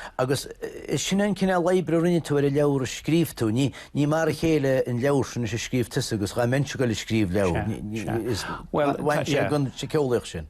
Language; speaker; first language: Irish; native; Irish